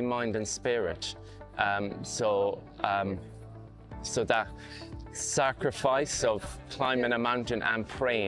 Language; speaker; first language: English; native; English